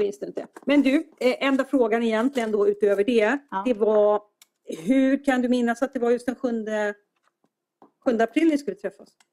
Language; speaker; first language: Swedish; native; Swedish